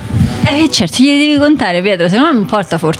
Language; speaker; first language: Italian; native; Italian